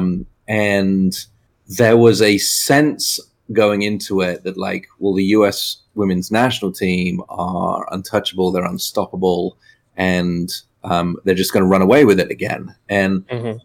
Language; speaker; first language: English; native; English